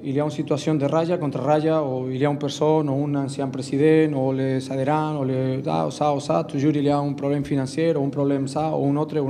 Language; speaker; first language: French; non-native, learner; Spanish